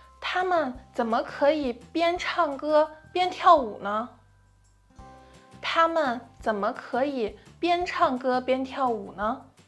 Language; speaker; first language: Chinese; non-native, fluent; Korean